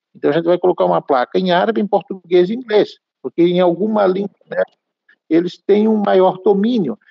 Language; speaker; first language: Portuguese; native; Portuguese